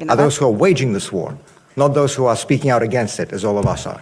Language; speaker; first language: English; non-native, fluent; Russian